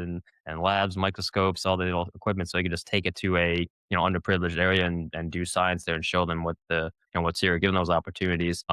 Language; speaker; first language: English; native; English